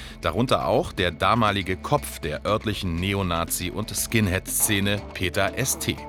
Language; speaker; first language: German; native; German